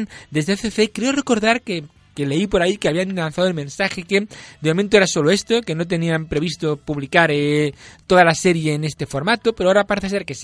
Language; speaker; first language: Spanish; native; Spanish